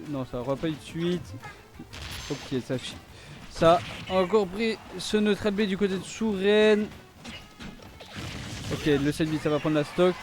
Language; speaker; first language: French; native; French